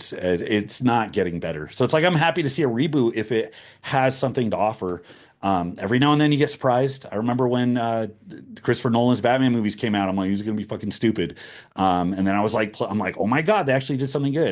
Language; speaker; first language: English; native; English